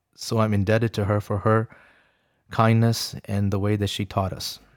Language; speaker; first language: English; early bilingual, other home language; Urdu